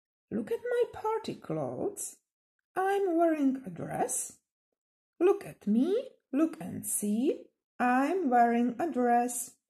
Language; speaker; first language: English; non-native, fluent; Czech